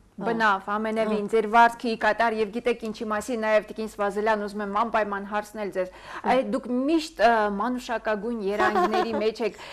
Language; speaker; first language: Armenian; native; Armenian